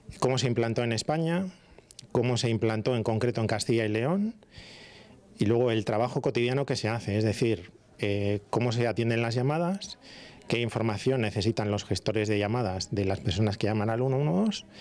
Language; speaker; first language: Spanish; native; Spanish